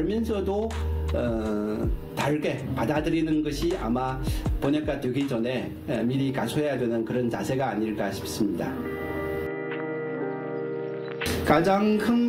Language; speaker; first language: Korean; non-native, fluent; Chinese